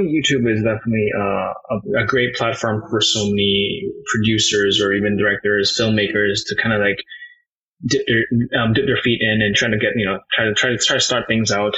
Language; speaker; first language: English; non-native, local second language; Cantonese